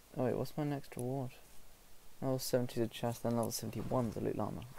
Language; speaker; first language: English; native; English